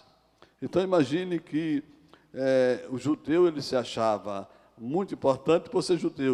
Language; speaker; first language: Portuguese; native; Portuguese